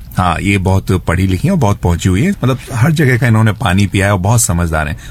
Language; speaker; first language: Hindi; native; Hindi